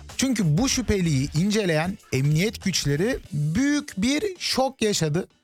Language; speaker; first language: Turkish; early bilingual, heritage; Turkish